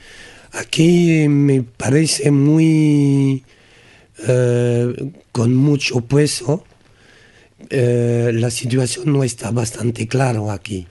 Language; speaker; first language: Spanish; non-native, learner; French